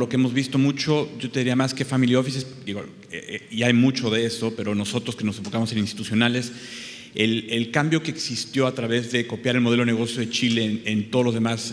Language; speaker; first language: Spanish; native; Spanish